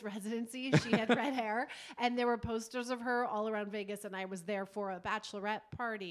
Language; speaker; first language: English; native; English